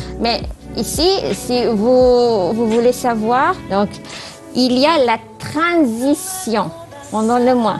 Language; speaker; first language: French; non-native, fluent; Malay